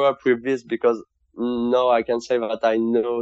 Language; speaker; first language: English; non-native, fluent; French